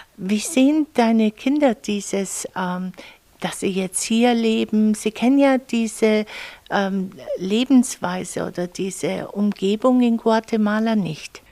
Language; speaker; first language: German; native; German